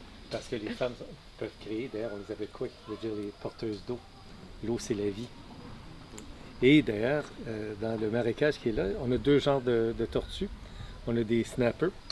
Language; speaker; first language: French; native; French